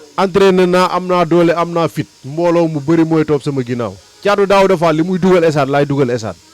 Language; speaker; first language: Wolof; native; Wolof